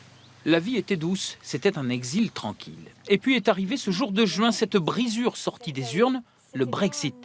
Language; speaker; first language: French; native; French